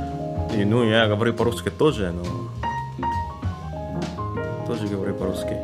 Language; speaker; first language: Russian; non-native, learner; Indonesian